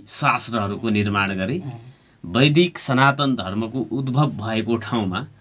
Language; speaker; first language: Nepali; native; Nepali